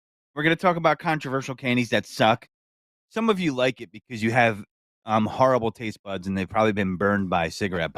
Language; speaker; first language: English; native; English